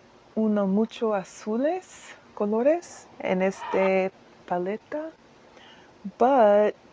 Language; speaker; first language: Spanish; non-native, learner; English